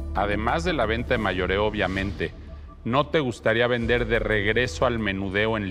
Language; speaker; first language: Spanish; native; Spanish